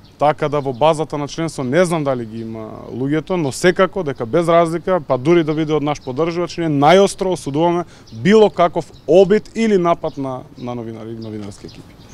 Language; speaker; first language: Macedonian; native; Macedonian